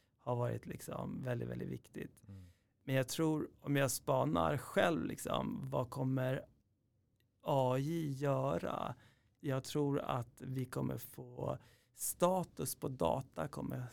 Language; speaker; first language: Swedish; early bilingual, other home language; Persian